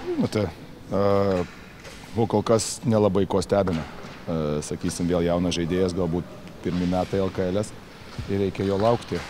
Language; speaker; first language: Lithuanian; native; Lithuanian